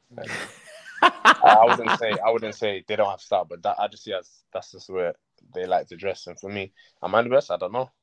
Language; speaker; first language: English; native; English